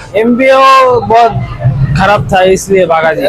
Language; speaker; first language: Hindi; non-native, learner; Bangla